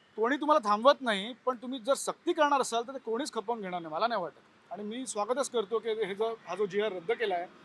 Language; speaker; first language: Marathi; non-native, local second language; Gujarati